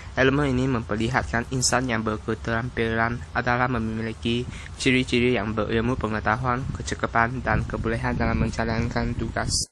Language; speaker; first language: Malay; non-native, local second language; Chinese